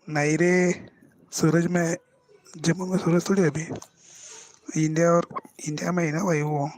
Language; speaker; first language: Hindi; non-native, local second language; Marathi